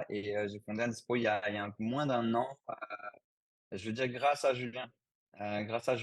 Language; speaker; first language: French; native; French